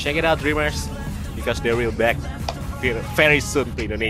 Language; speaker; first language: English; non-native, learner; Indonesian